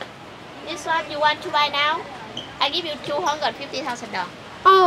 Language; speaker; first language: English; non-native, learner; Vietnamese